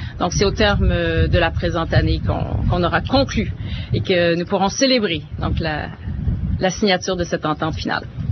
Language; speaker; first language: French; native; French